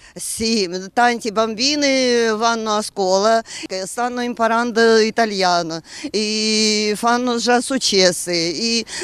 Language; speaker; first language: Italian; non-native, learner; Ukrainian